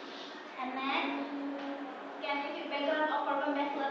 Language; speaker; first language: English; non-native, learner; Indonesian